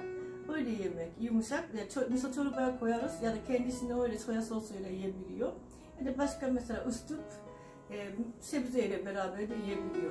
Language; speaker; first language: Turkish; non-native, fluent; Japanese